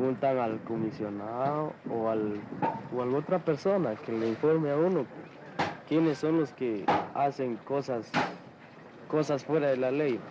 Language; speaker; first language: Spanish; native; Spanish